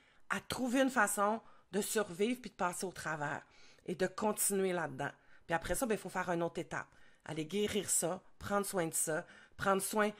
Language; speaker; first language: French; native; French